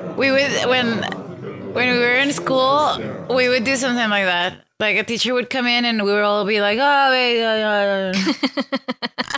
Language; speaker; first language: English; non-native, fluent; Spanish